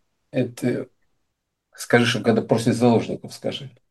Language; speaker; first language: Russian; native; Russian